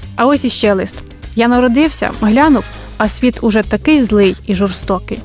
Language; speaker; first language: Ukrainian; native; Ukrainian